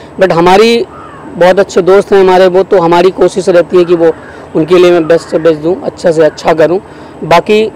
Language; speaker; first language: Hindi; native; Hindi